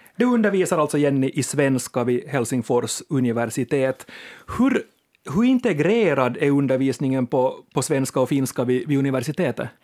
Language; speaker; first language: Swedish; native; Swedish